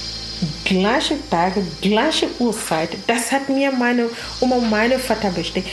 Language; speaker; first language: German; non-native, learner; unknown